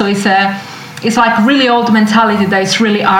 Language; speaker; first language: English; non-native, fluent; Italian